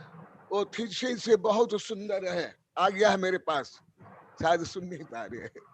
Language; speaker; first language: Hindi; native; Hindi